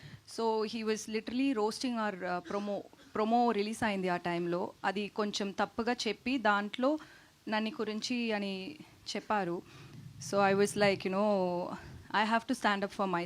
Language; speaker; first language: Telugu; non-native, learner; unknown